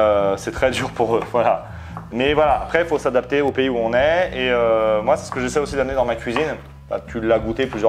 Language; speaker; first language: French; native; French